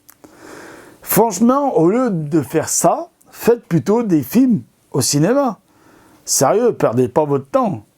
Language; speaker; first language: French; native; French